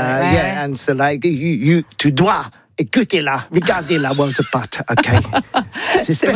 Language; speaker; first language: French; non-native, learner; English